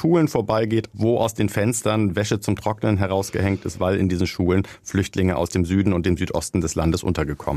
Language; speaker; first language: German; native; German